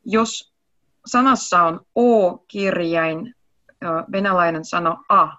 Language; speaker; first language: Finnish; non-native, learner; Russian